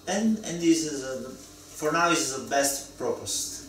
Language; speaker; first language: English; non-native, learner; Italian